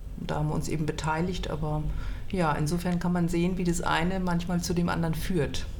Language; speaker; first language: German; native; German